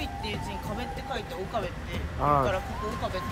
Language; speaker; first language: Japanese; native; Japanese